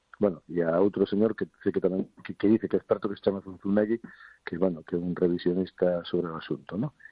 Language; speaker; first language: Galician; non-native, local second language; Spanish